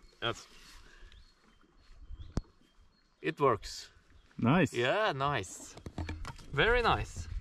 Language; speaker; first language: English; non-native, fluent; Norwegian